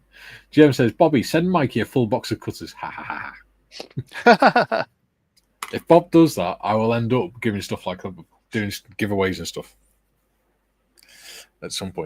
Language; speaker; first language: English; native; English